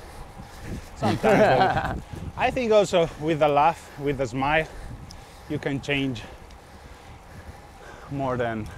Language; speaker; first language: English; non-native, fluent; Italian